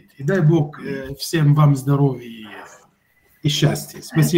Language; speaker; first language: Russian; non-native, fluent; Arabic